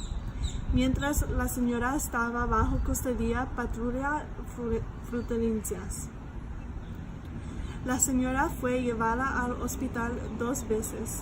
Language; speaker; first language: Spanish; non-native, learner; English